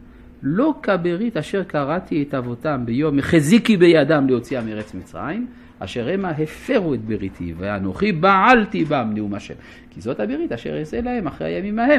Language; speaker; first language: Hebrew; non-native, fluent; French